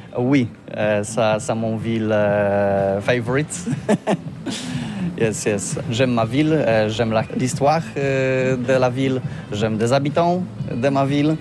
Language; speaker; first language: French; non-native, fluent; Polish